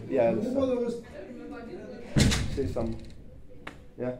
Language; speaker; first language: Danish; non-native, fluent; Romanian